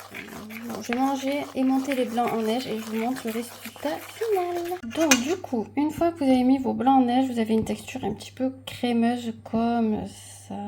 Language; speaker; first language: French; native; French